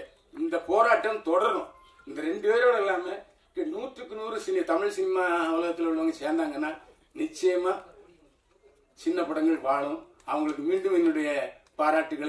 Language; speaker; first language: Tamil; native; Tamil